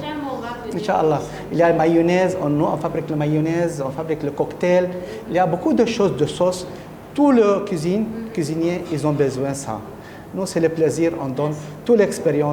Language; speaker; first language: French; non-native, learner; Arabic